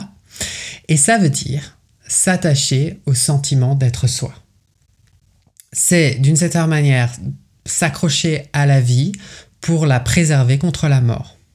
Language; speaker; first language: French; native; French